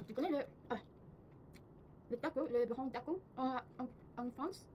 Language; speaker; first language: French; non-native, learner; Korean